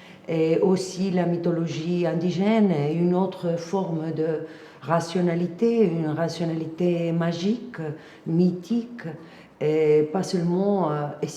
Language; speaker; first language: French; non-native, fluent; Spanish